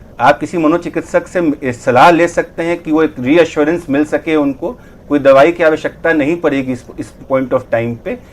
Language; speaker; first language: Hindi; native; Hindi